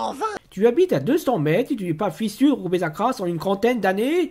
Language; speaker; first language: French; native; French